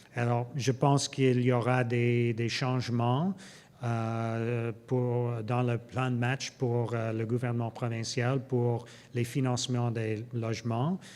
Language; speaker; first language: French; non-native, local second language; English